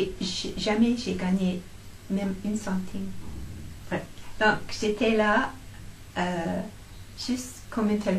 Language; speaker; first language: French; non-native, fluent; English